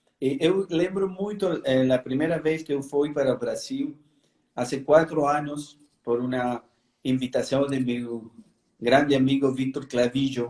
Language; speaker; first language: Portuguese; non-native, fluent; Spanish